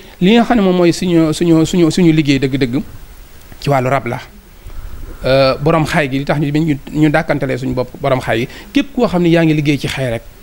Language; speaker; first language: Wolof; native; Wolof